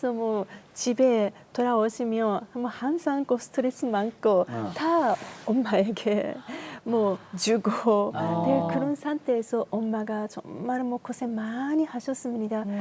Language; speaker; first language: Korean; non-native, learner; Japanese